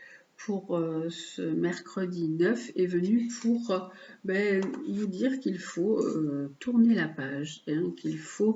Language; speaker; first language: French; native; French